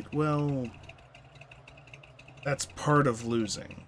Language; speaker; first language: English; native; English